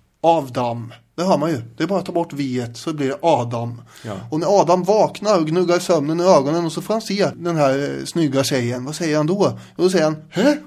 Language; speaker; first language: Swedish; native; Swedish